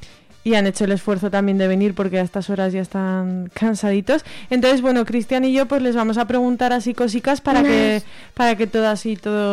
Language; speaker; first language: Spanish; native; Spanish